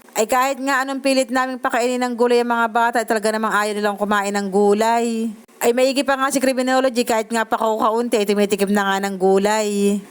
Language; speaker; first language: Filipino; native; Filipino